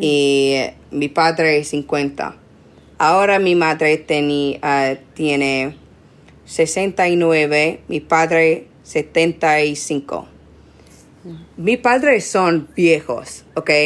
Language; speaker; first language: Spanish; non-native, learner; English